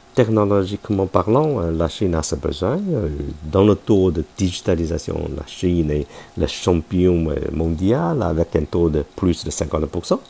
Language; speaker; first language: French; non-native, fluent; Chinese